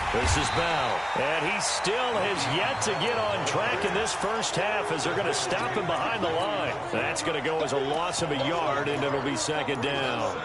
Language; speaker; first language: English; native; English